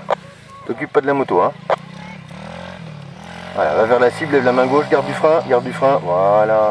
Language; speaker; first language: French; native; French